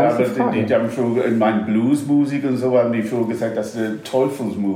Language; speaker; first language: German; non-native, fluent; English